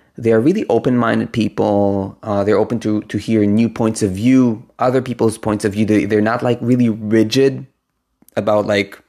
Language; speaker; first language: English; non-native, fluent; Hebrew